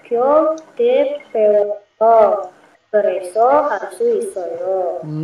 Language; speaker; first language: Korean; non-native, learner; Indonesian